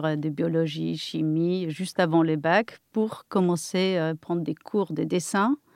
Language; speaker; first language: French; non-native, fluent; Polish